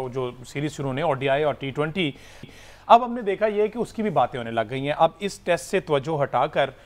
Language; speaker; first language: Urdu; non-native, local second language; Punjabi